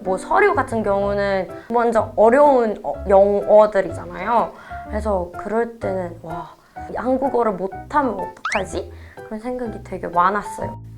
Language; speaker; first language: Korean; non-native, fluent; Indonesian